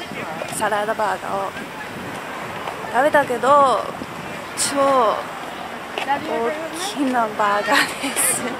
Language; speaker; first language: Japanese; non-native, fluent; English